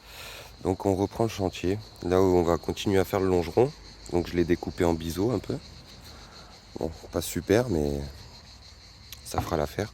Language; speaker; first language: French; native; French